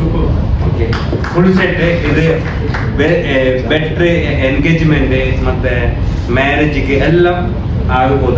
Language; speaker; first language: Kannada; non-native, local second language; Malayalam